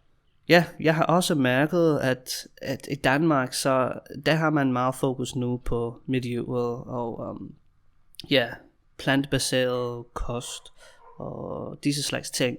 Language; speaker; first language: Danish; non-native, fluent; English